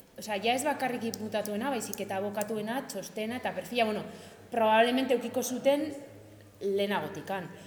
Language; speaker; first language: Basque; non-native, local second language; Spanish